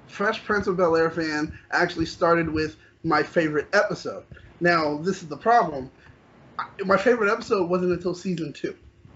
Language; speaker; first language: English; native; English